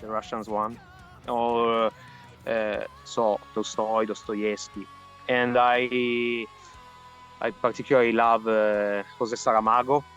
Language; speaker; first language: English; non-native, fluent; Italian